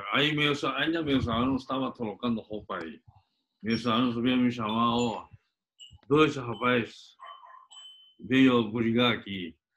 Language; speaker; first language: Portuguese; non-native, fluent; Japanese